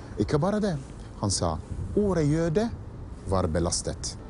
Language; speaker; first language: Norwegian; non-native, fluent; Arabic